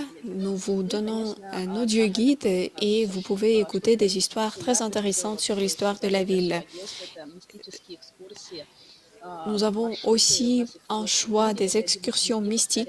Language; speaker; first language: French; non-native, fluent; Russian